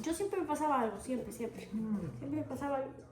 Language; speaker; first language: Spanish; early bilingual, other home language; Portuguese